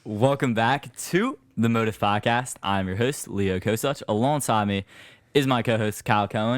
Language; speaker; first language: English; native; English